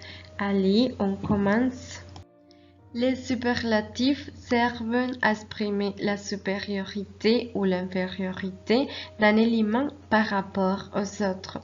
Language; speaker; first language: French; non-native, fluent; Spanish